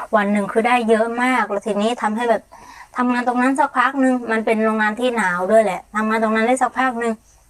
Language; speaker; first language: Thai; non-native, fluent; Mon